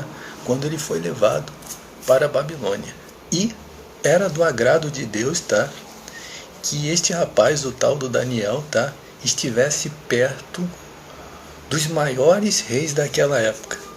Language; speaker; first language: Portuguese; native; Portuguese